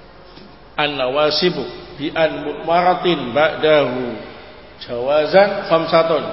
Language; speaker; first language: Arabic; non-native, learner; Indonesian